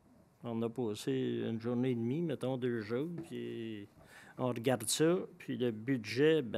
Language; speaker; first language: French; native; French